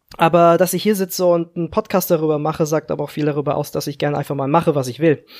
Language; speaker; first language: German; early bilingual, other home language; Czech